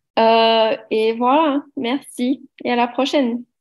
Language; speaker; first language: French; non-native, learner; Portuguese